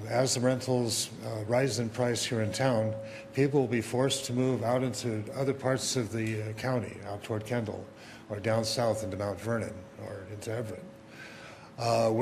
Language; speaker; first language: English; native; English